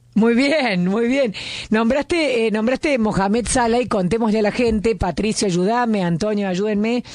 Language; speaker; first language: Spanish; native; Spanish